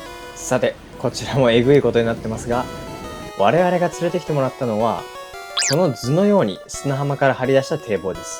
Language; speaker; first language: Japanese; native; Japanese